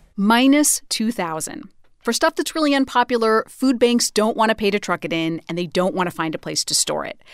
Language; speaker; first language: English; native; English